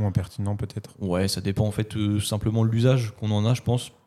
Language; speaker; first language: French; native; French